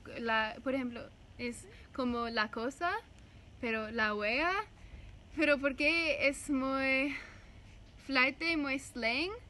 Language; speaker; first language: Spanish; non-native, learner; English